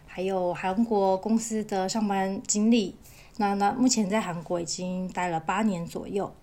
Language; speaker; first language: Chinese; native; Chinese